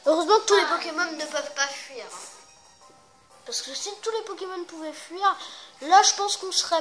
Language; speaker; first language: French; native; French